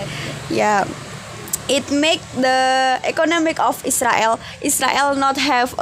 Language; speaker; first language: English; non-native, learner; Indonesian